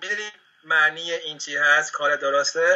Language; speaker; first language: Persian; non-native, fluent; Spanish